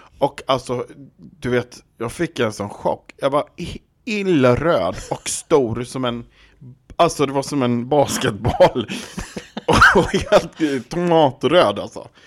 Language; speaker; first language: Swedish; native; Swedish